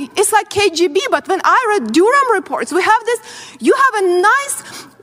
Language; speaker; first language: English; non-native, fluent; Ukrainian